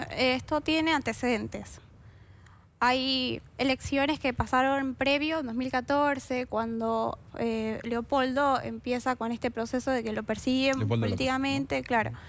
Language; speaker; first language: Spanish; native; Spanish